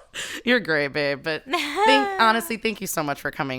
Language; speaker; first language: English; native; English